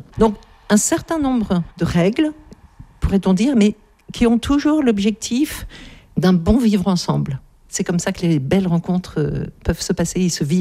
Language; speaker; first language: French; native; French